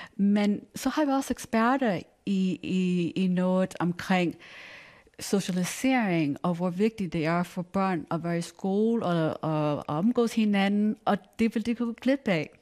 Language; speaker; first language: Danish; non-native, fluent; English